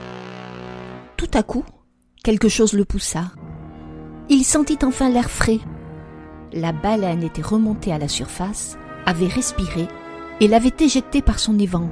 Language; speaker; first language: French; native; French